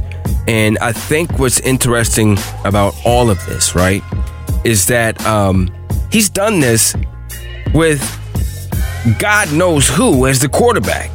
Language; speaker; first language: English; native; English